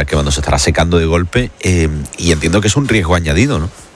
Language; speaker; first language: Spanish; native; Spanish